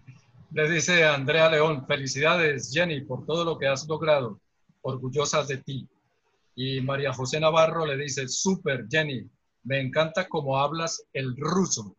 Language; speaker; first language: Spanish; native; Spanish